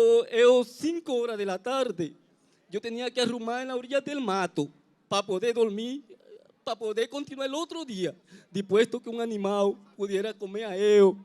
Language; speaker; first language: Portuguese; non-native, learner; Spanish